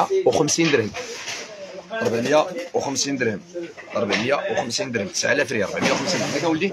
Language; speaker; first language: Arabic; native; Arabic